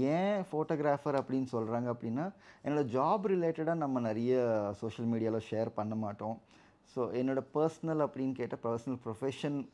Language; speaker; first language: Tamil; non-native, local second language; Telugu